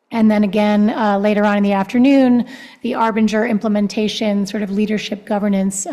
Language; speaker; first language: English; non-native, fluent; Spanish